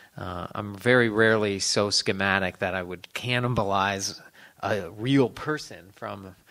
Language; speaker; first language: English; native; English